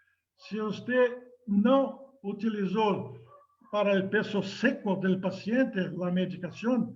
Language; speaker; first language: Spanish; non-native, learner; Portuguese